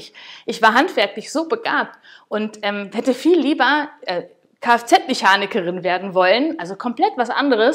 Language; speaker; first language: German; native; German